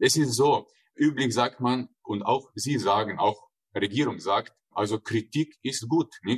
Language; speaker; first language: German; non-native, fluent; Slovenian